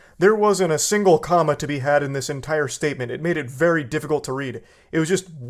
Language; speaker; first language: English; native; English